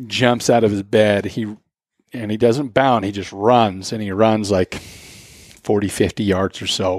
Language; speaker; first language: English; native; English